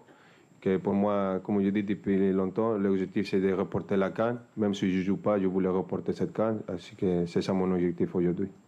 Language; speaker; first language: French; non-native, fluent; Spanish